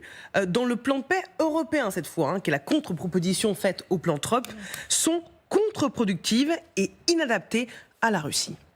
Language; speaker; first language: French; native; French